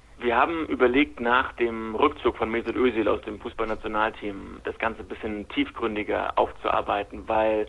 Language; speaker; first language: German; native; German